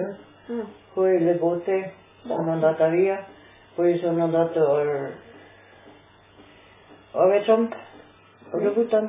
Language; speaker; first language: Italian; non-native, local second language; Slovenian